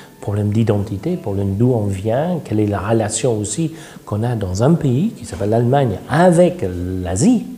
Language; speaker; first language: French; non-native, fluent; English